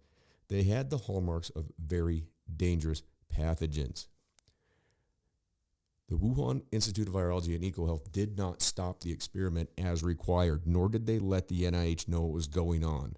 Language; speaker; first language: English; native; English